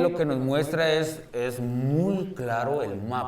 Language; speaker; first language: Spanish; native; Spanish